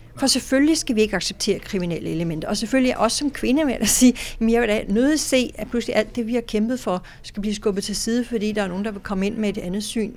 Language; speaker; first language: Danish; native; Danish